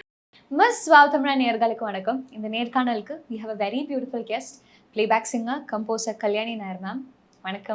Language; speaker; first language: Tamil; native; Tamil